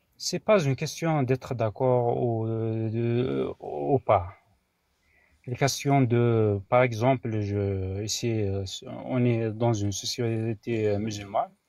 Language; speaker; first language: French; non-native, local second language; Kabyle